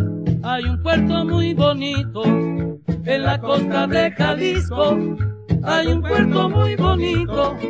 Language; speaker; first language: Spanish; non-native, learner; English